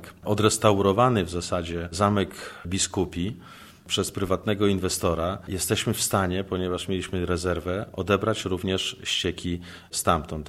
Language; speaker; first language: Polish; native; Polish